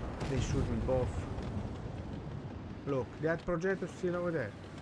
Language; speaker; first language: English; non-native, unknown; Italian